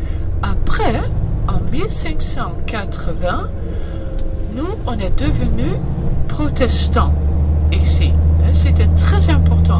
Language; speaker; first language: French; early bilingual, heritage; Dutch